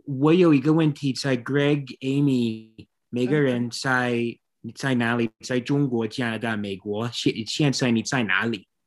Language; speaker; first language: Chinese; non-native, learner; English